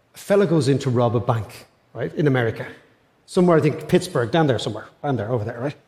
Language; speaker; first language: English; native; English